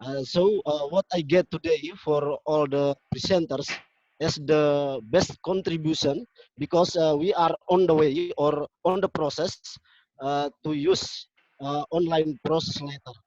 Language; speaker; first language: English; non-native, fluent; Indonesian